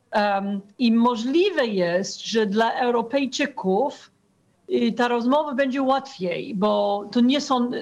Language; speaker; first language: Polish; non-native, fluent; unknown